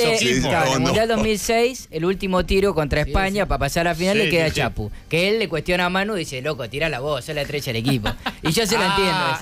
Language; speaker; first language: Spanish; native; Spanish